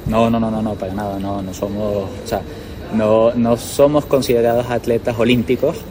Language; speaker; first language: Spanish; native; Spanish